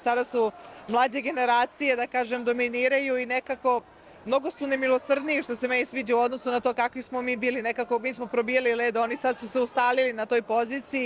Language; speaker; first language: Serbian; native; Serbian